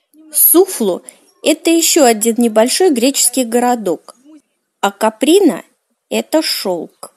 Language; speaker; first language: Russian; native; Russian